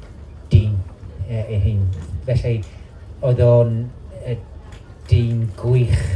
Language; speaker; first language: Welsh; non-native, local second language; English